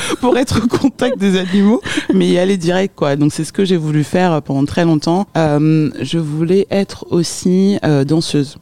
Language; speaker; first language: French; early bilingual, other home language; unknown